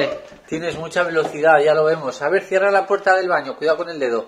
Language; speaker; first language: Spanish; native; Spanish